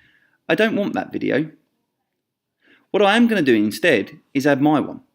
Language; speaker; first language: English; native; English